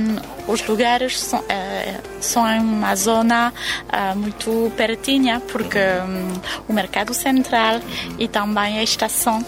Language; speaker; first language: Portuguese; non-native, fluent; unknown